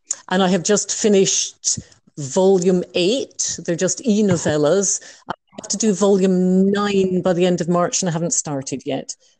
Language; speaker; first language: English; native; English